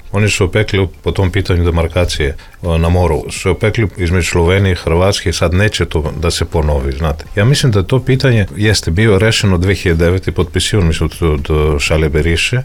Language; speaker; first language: Serbian; non-native, fluent; Greek